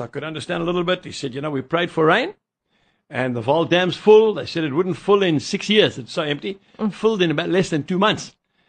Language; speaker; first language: English; native; English